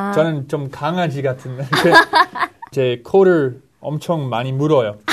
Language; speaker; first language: Korean; non-native, fluent; English